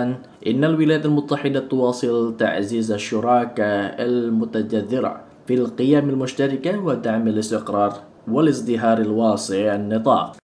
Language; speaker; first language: Arabic; non-native, fluent; Indonesian